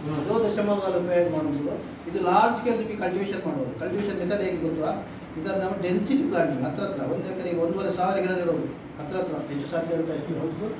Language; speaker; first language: Kannada; non-native, local second language; Malayalam